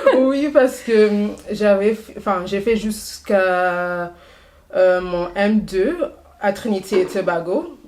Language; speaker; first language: French; non-native, fluent; English